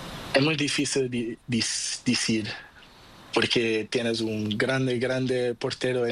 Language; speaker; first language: Spanish; non-native, learner; Portuguese